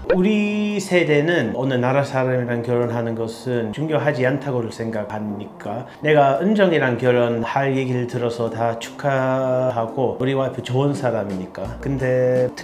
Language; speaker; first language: Korean; non-native, fluent; English